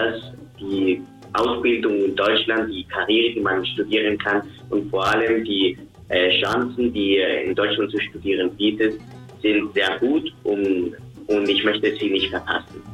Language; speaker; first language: German; non-native, fluent; Spanish